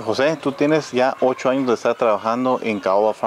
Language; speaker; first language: Spanish; native; Spanish